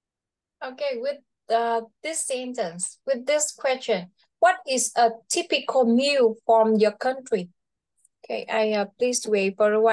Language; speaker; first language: English; non-native, fluent; Vietnamese